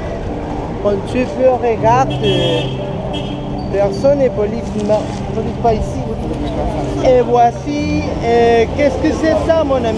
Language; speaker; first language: French; non-native, learner; Spanish